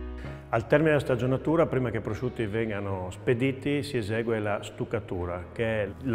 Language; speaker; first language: Italian; native; Italian